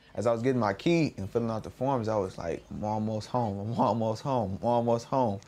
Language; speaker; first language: English; native; English